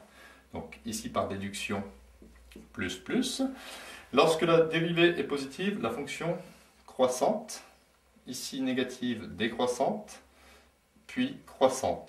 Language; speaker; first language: French; native; French